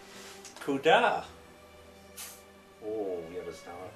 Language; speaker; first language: Russian; non-native, learner; English